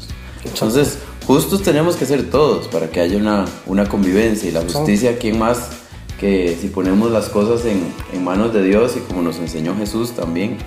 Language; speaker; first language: Spanish; native; Spanish